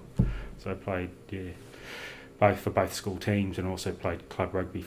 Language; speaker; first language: English; native; English